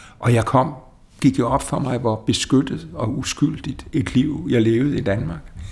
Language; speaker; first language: Danish; native; Danish